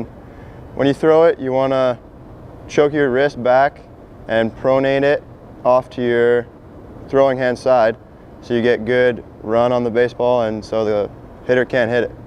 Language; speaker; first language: English; native; English